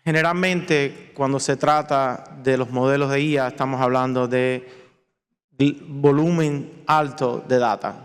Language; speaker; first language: Spanish; native; Spanish